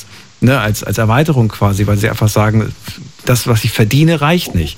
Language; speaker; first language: German; native; German